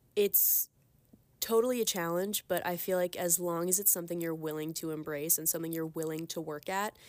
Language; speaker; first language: English; native; English